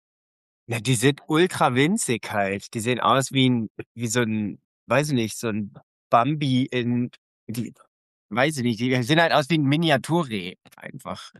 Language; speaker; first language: German; native; German